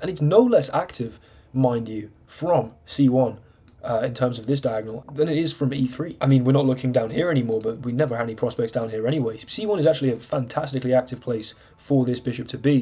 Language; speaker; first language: English; native; English